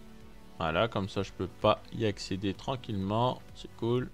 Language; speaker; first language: French; native; French